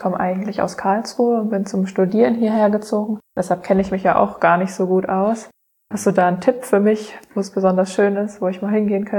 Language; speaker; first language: German; native; German